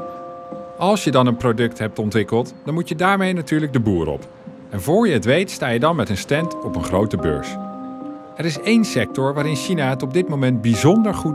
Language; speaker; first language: Dutch; native; Dutch